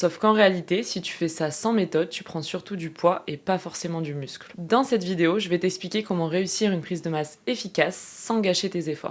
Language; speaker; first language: French; native; French